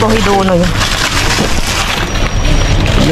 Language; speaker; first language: Spanish; non-native, learner; Filipino